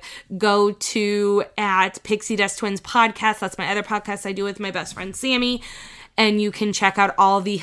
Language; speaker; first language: English; native; English